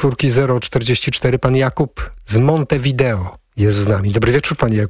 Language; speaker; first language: Polish; native; Polish